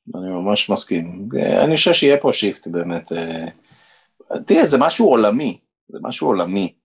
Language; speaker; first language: Hebrew; early bilingual, other home language; Romanian